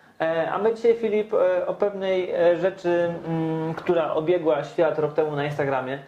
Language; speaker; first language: Polish; native; Polish